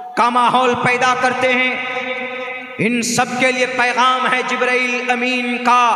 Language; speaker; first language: Hindi; native; Hindi